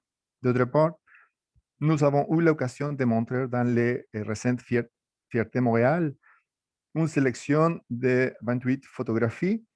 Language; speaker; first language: French; non-native, fluent; Spanish